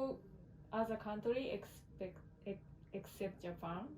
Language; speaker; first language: English; non-native, learner; Japanese